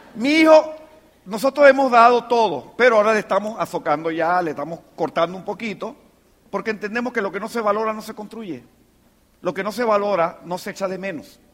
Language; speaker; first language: Spanish; native; Spanish